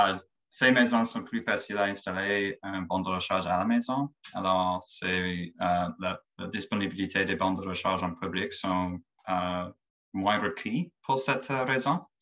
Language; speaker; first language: French; non-native, learner; English